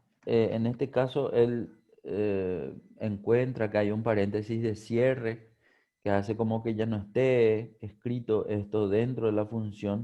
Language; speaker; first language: Spanish; native; Spanish